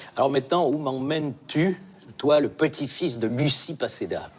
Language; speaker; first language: French; native; French